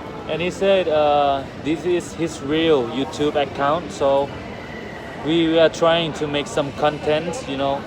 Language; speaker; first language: English; non-native, fluent; Thai